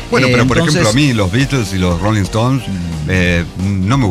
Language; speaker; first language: Spanish; native; Spanish